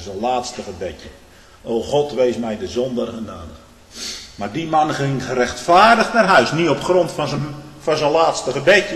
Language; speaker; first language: Dutch; native; Dutch